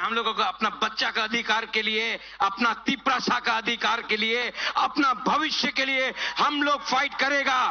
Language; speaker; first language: Hindi; non-native, local second language; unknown